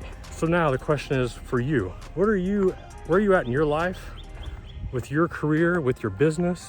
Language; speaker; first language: English; native; English